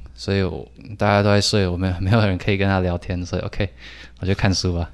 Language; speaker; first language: Chinese; early bilingual, heritage; Chinese